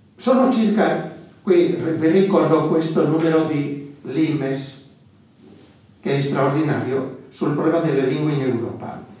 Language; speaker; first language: Italian; non-native, fluent; Basque